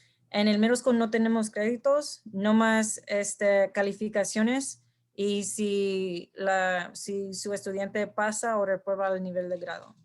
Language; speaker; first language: Spanish; early bilingual, heritage; Spanish